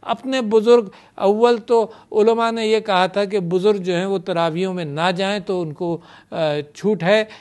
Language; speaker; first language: Urdu; native; Urdu